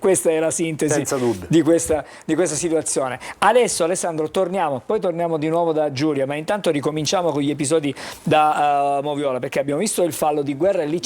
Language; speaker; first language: Italian; native; Italian